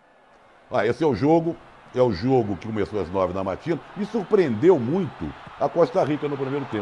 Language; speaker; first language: Portuguese; native; Portuguese